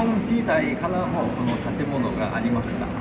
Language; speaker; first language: Japanese; non-native, fluent; Chinese